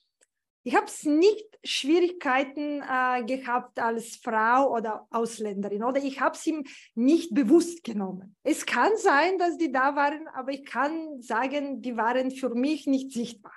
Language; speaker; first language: German; non-native, fluent; Bulgarian